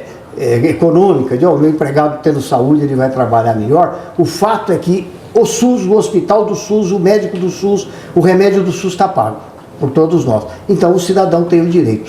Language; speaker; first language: Portuguese; native; Portuguese